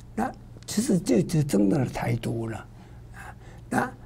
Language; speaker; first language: Chinese; non-native, local second language; Min Nan Chinese